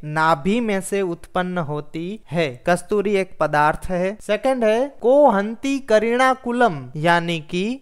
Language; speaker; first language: Hindi; non-native, local second language; Gujarati